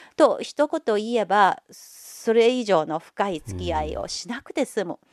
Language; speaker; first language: Japanese; non-native, fluent; Chinese